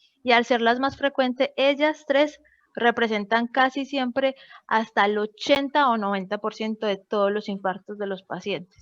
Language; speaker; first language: Spanish; native; Spanish